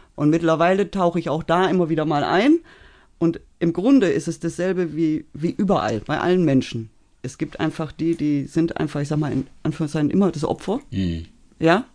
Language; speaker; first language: German; native; German